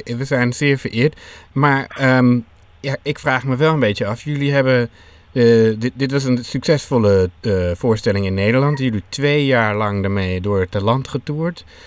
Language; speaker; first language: Dutch; native; Dutch